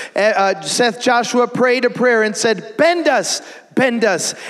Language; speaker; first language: English; native; English